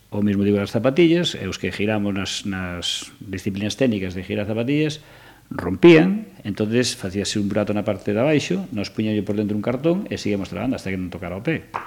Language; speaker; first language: Galician; native; Galician